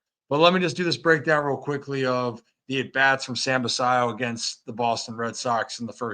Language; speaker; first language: English; native; English